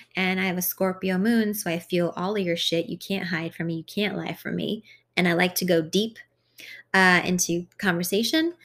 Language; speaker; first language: English; early bilingual, other home language; Hungarian